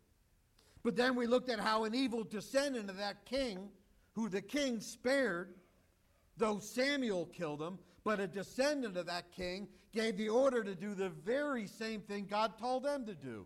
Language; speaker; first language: English; native; English